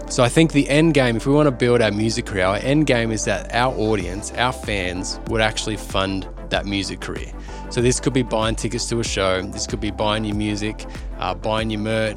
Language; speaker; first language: English; native; English